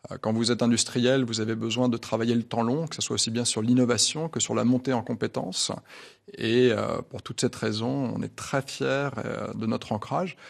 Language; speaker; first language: French; native; French